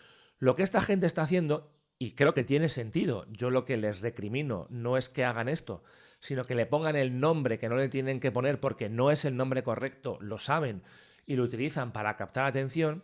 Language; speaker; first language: Spanish; native; Spanish